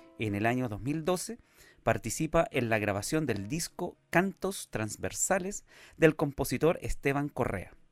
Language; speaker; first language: Spanish; native; Spanish